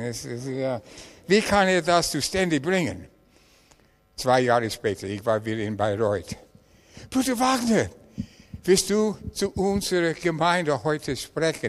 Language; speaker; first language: German; non-native, learner; English